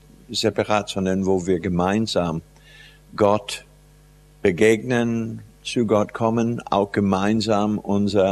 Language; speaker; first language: German; non-native, fluent; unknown